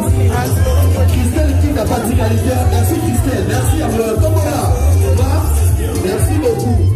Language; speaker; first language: French; non-native, local second language; Lingala